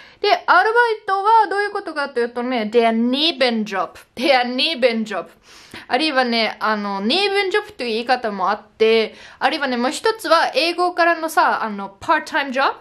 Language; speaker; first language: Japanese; non-native, fluent; German